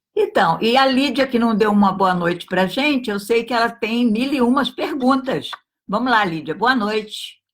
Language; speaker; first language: Portuguese; native; Portuguese